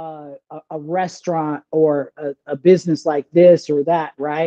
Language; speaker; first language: English; native; English